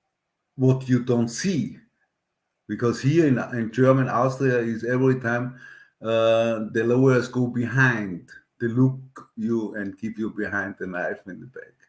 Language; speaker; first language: English; non-native, learner; German